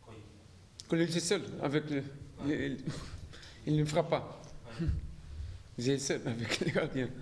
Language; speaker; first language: French; non-native, learner; Portuguese